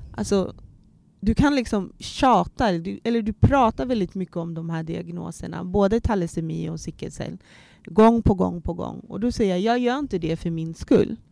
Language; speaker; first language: Swedish; early bilingual, other home language; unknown